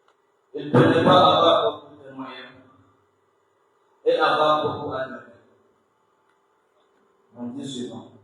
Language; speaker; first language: French; non-native, local second language; Comorian